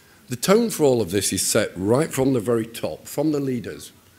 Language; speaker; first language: English; native; English